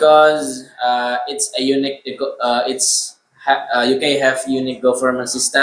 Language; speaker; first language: English; non-native, learner; Indonesian